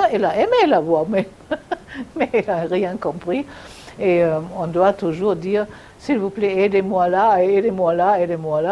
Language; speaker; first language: French; non-native, fluent; German